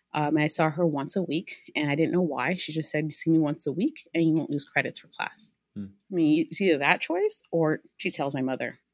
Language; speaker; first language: English; early bilingual, other home language; Spanish